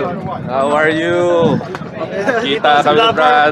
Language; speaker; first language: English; non-native, local second language; Filipino